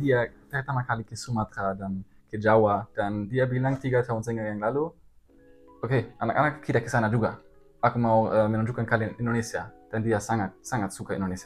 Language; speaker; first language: Indonesian; non-native, learner; German